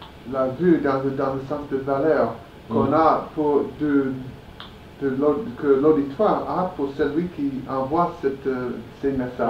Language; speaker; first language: French; non-native, fluent; English